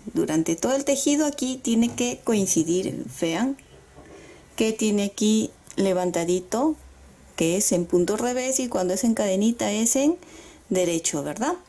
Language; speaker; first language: Spanish; native; Spanish